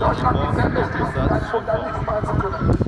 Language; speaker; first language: German; non-native, fluent; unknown